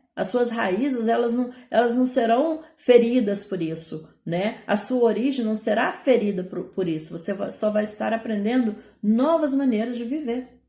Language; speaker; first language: Portuguese; native; Portuguese